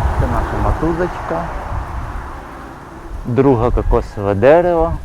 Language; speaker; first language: Ukrainian; native; Ukrainian